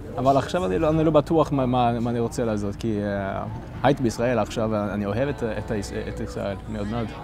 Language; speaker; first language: Hebrew; non-native, learner; Norwegian